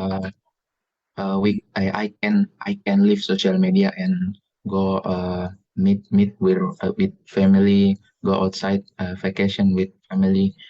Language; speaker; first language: English; non-native, learner; Indonesian